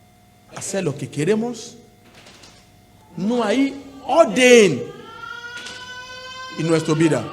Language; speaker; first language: Spanish; non-native, learner; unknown